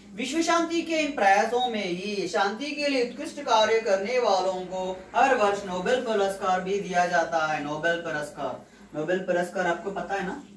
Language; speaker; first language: Hindi; non-native, local second language; Telugu